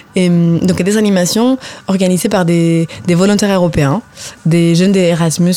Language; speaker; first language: French; non-native, fluent; Spanish